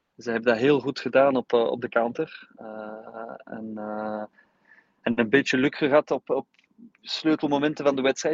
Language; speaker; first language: Dutch; non-native, fluent; English